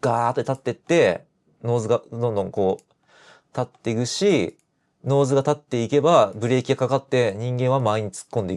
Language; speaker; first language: Japanese; native; Japanese